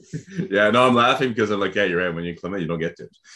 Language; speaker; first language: English; non-native, fluent; French